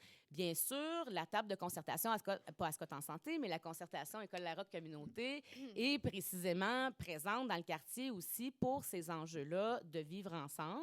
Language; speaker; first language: French; native; French